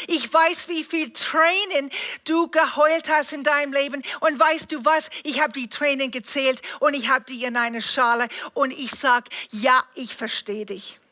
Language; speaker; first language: German; non-native, fluent; English